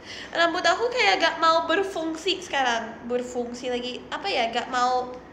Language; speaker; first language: Indonesian; native; Indonesian